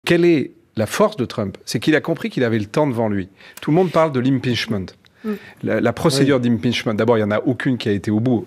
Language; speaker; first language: French; native; French